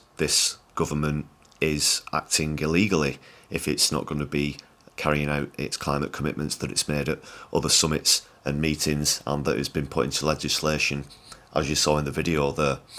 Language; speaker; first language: English; native; English